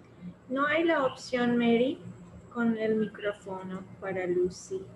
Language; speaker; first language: Spanish; non-native, fluent; English